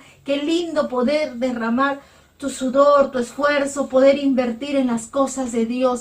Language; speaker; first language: Spanish; native; Spanish